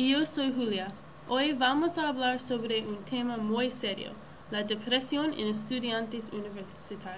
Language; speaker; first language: Spanish; non-native, learner; English